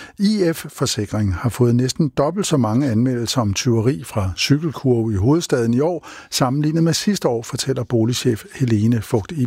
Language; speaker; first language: Danish; native; Danish